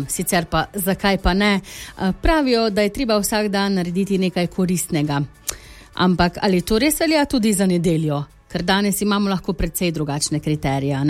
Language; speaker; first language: Slovenian; native; Slovenian